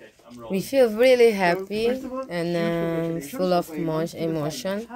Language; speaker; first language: English; non-native, learner; Portuguese